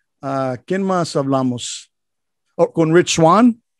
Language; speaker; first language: Spanish; non-native, learner; English